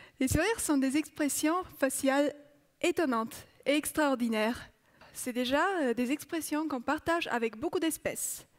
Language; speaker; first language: French; non-native, fluent; Polish